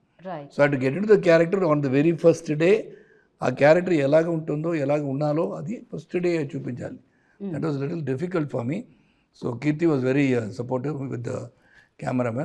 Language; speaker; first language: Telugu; non-native, fluent; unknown